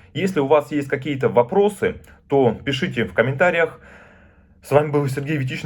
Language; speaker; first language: Russian; native; Russian